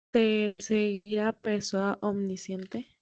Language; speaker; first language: Portuguese; non-native, learner; Spanish